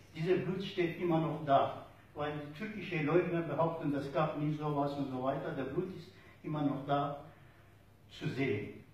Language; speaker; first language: German; non-native, fluent; Turoyo